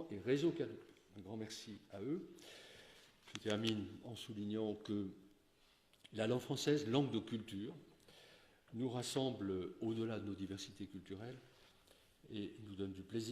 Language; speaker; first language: French; native; French